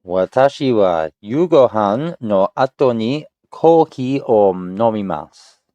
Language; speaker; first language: Japanese; non-native, learner; English